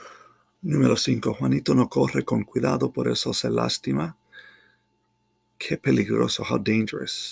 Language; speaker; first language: Spanish; non-native, fluent; English